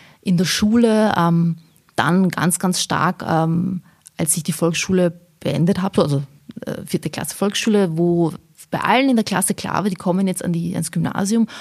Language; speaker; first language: German; early bilingual, other home language; Bosnian